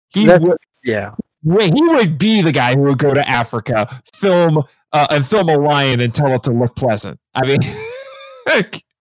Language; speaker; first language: English; native; English